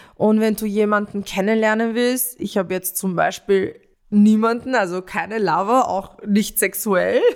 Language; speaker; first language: German; early bilingual, other home language; Romanian